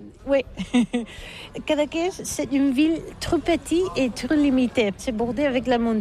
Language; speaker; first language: French; non-native, learner; Catalan